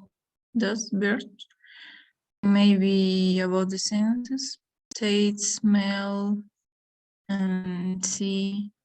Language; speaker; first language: English; non-native, learner; Spanish